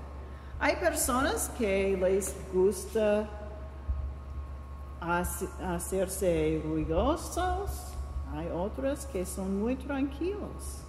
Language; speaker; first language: Spanish; non-native, fluent; English